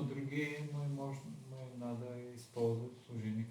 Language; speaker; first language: Russian; non-native, learner; Bulgarian